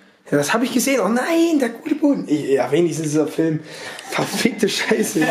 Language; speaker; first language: German; native; German